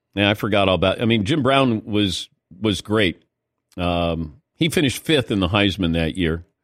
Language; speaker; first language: English; native; English